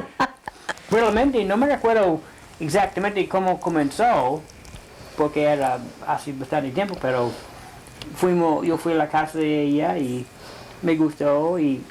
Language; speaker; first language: Spanish; non-native, fluent; English